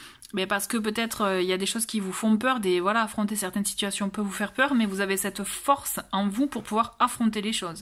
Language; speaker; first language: French; native; French